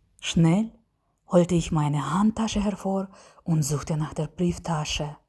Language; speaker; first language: German; non-native, learner; Ukrainian